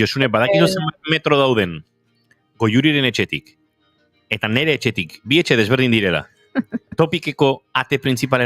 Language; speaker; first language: Basque; native; Basque